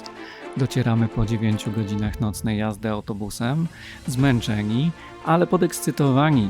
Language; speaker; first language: Polish; native; Polish